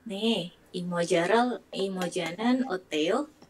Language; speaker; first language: Korean; non-native, learner; Indonesian